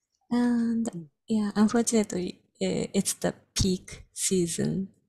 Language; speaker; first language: English; non-native, fluent; Japanese